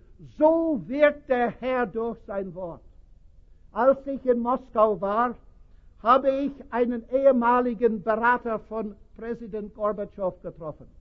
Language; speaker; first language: German; non-native, fluent; English